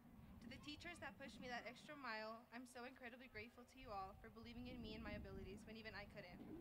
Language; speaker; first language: English; early bilingual, other home language; Spanish